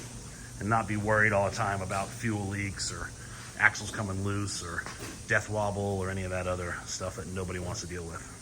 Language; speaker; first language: English; native; English